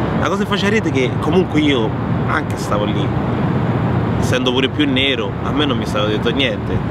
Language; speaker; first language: Italian; early bilingual, other home language; French